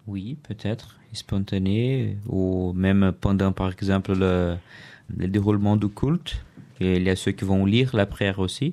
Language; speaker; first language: French; non-native, learner; Portuguese